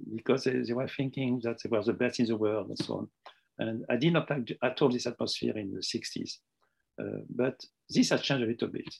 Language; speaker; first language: English; non-native, fluent; French